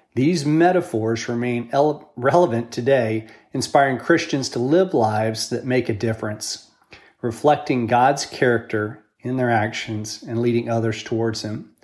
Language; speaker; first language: English; native; English